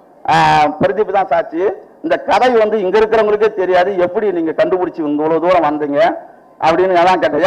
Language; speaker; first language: Tamil; native; Tamil